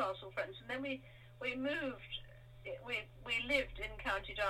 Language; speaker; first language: English; native; English